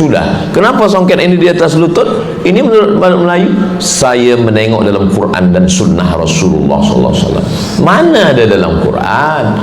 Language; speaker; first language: Malay; native; Malay